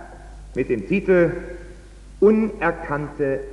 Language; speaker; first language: German; native; German